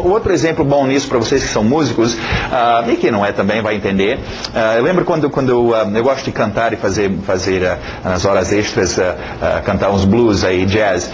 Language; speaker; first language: Portuguese; non-native, fluent; English